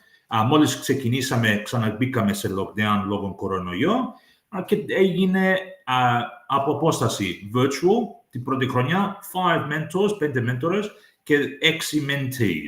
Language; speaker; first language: Greek; early bilingual, heritage; English